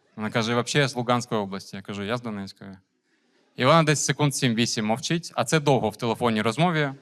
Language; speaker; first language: Ukrainian; non-native, local second language; Russian